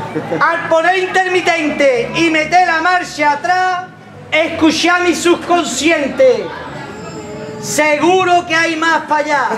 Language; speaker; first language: Spanish; native; Spanish